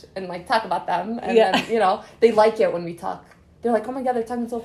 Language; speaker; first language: English; early bilingual, other home language; Arabic